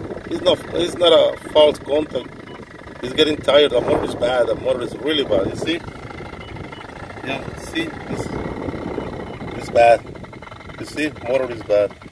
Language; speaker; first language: English; non-native, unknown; Spanish